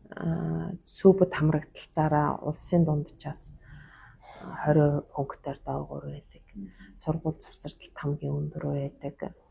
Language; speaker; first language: Mongolian; non-native, local second language; Kazakh